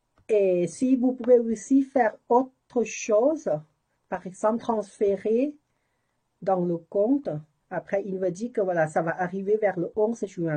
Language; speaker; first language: French; non-native, learner; Thai